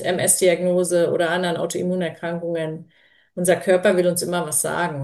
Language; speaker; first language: German; native; German